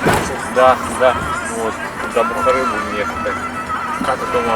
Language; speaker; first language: Russian; non-native, local second language; Kazakh